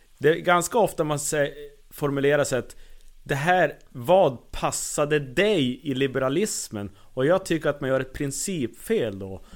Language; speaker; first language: Swedish; native; Swedish